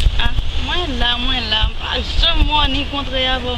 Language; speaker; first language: French; non-native, learner; Haitian Creole